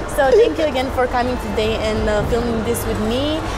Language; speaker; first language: English; non-native, fluent; Romanian